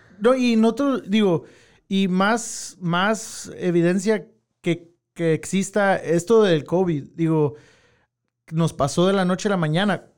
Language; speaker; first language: Spanish; early bilingual, heritage; Spanish